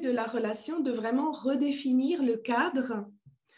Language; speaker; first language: French; native; French